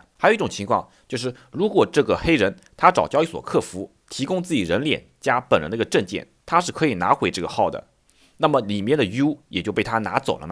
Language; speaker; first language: Chinese; native; Chinese